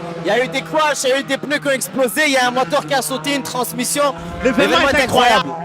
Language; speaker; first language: French; native; French